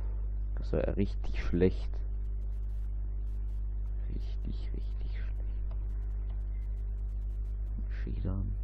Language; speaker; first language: German; native; German